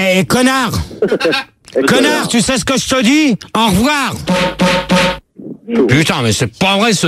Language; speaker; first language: French; native; French